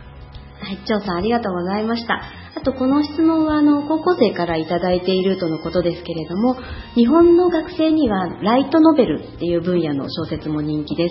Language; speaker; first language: Japanese; native; Japanese